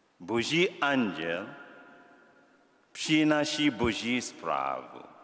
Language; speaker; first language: Czech; non-native, learner; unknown